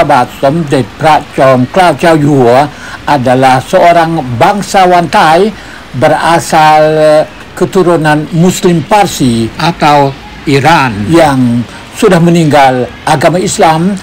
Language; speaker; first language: Malay; native; Malay